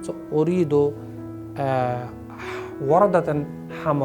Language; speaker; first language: Arabic; non-native, fluent; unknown